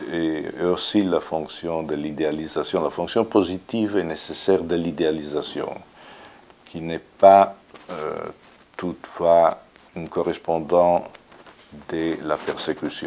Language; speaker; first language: French; non-native, fluent; Italian